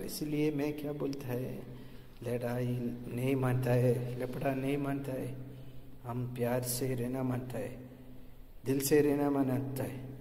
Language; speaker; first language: Hindi; non-native, local second language; Malayalam